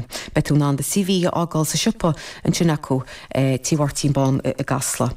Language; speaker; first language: Irish; native; Irish